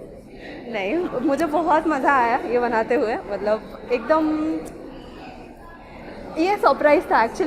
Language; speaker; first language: Hindi; native; Hindi